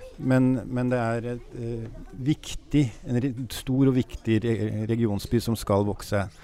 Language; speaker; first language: Norwegian; native; Norwegian